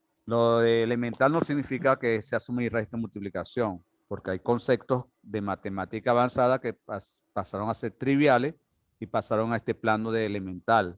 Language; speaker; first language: Spanish; native; Spanish